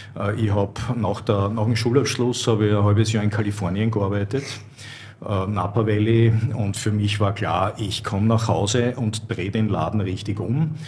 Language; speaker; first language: German; native; German